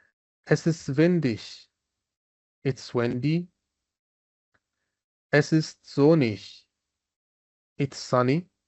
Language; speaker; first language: German; non-native, fluent; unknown